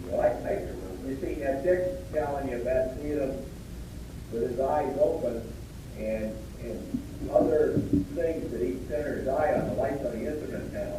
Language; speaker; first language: English; native; English